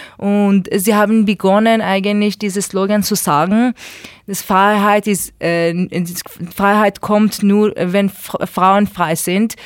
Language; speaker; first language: German; non-native, learner; Persian